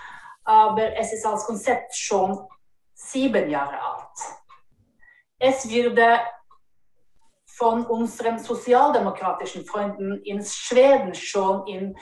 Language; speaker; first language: German; non-native, fluent; Norwegian